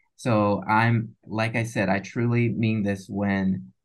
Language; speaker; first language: English; native; English